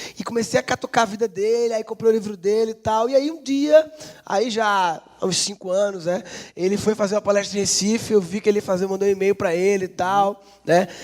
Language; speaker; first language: Portuguese; native; Portuguese